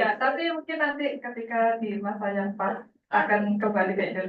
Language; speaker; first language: Indonesian; native; Indonesian